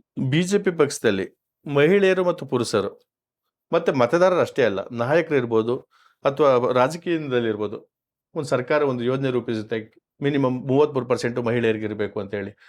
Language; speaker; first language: Kannada; native; Kannada